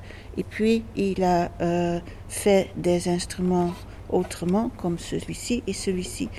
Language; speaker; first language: French; non-native, fluent; Dutch